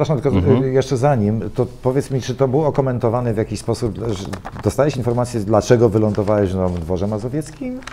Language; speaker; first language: Polish; native; Polish